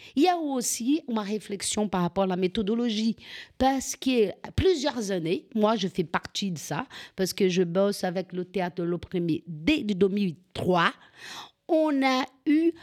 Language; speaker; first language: French; non-native, fluent; Portuguese